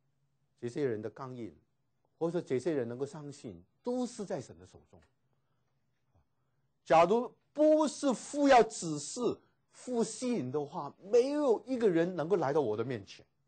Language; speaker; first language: Chinese; native; Chinese